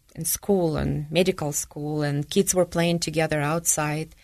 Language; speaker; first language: English; non-native, fluent; Ukrainian